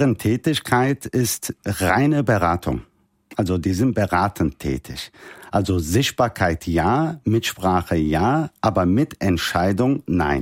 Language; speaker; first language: German; early bilingual, other home language; Turkish